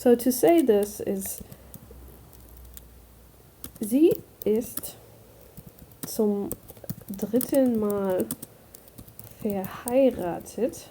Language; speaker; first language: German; non-native, fluent; English